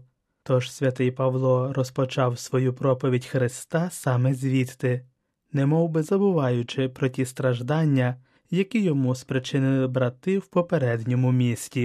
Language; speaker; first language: Ukrainian; native; Ukrainian